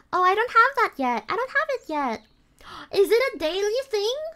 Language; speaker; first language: English; non-native, local second language; Filipino